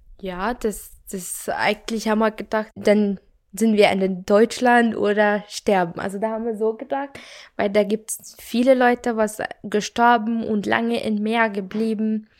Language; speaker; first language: German; non-native, learner; Arabic